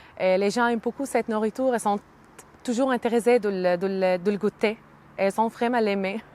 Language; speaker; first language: French; non-native, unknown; Arabic